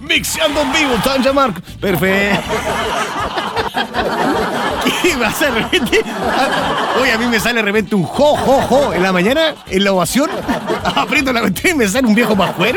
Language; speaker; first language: Spanish; native; Spanish